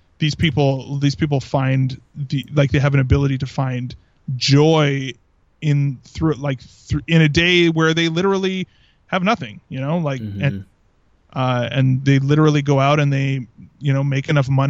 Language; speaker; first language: English; native; English